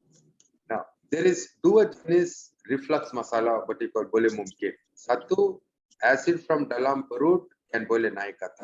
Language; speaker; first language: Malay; non-native, local second language; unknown